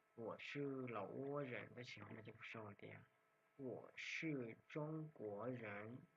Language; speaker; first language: Chinese; non-native, fluent; Hmong